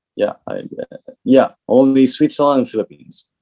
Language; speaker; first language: English; non-native, learner; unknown